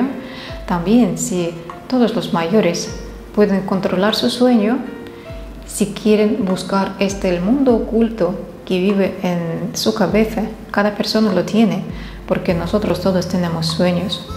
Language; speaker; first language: Spanish; non-native, fluent; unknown